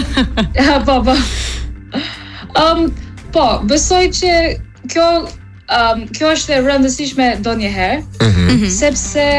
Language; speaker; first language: Albanian; early bilingual, heritage; English